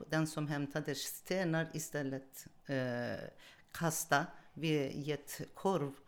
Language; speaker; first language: Swedish; non-native, learner; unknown